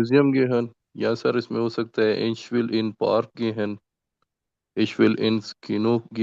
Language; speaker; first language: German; non-native, learner; Urdu